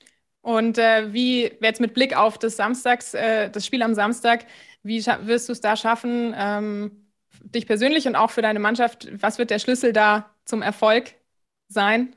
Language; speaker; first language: German; native; German